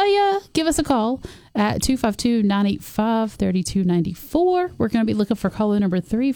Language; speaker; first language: English; native; English